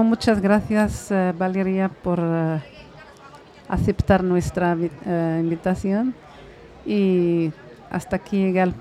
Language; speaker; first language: Spanish; non-native, fluent; Arabic